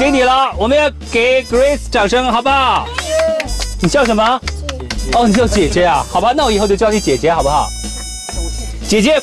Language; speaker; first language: Chinese; native; Chinese